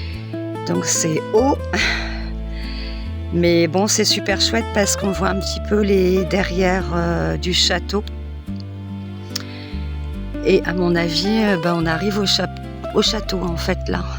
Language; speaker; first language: French; native; French